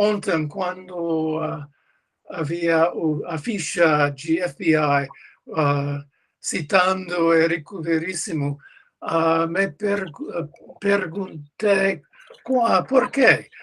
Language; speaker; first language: Portuguese; non-native, learner; English